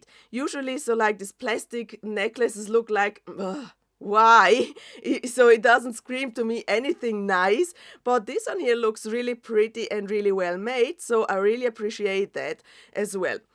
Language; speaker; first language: English; non-native, fluent; German